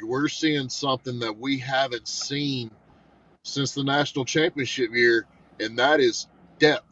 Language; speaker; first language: English; native; English